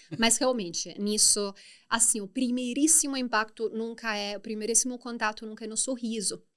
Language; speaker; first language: Portuguese; non-native, fluent; Italian